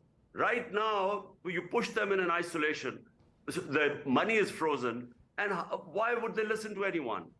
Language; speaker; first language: English; non-native, local second language; Urdu